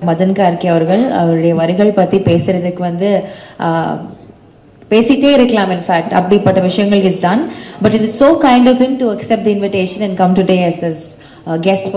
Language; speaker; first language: Tamil; native; Tamil